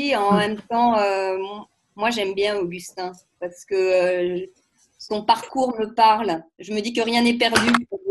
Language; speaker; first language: French; native; French